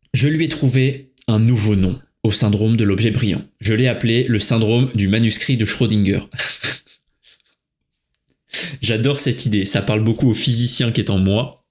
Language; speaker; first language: French; native; French